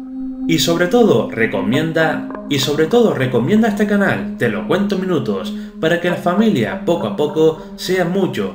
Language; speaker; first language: Spanish; native; Spanish